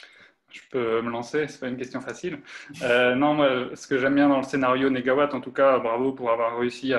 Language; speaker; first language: French; native; French